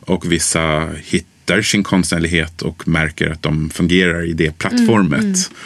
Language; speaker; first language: Swedish; early bilingual, other home language; English